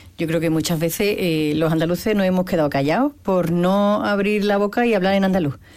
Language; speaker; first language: Spanish; native; Spanish